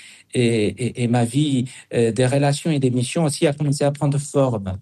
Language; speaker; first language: French; non-native, fluent; Spanish